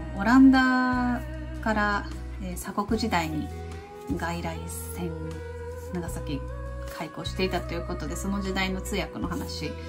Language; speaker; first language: Japanese; native; Japanese